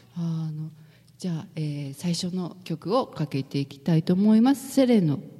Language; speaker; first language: Japanese; native; Japanese